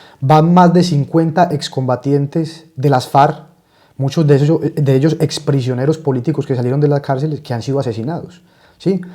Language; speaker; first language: Spanish; native; Spanish